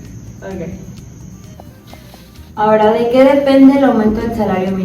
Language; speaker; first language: Spanish; native; Spanish